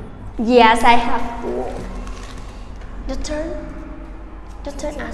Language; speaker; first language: English; non-native, fluent; Vietnamese